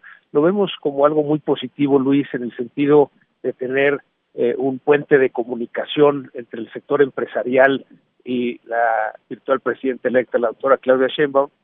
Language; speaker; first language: Spanish; native; Spanish